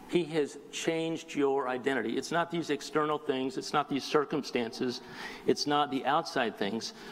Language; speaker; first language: English; native; English